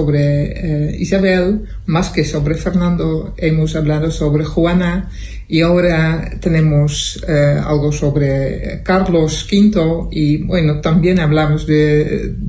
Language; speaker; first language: Spanish; non-native, fluent; Dutch